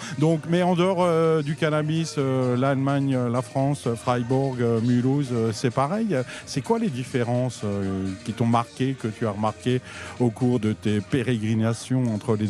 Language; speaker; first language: French; native; French